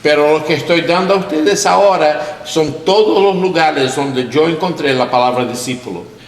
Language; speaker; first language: Spanish; non-native, learner; English